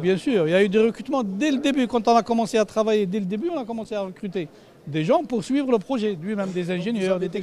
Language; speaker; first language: French; non-native, local second language; Arabic